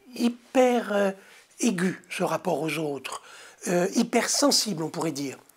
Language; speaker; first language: French; native; French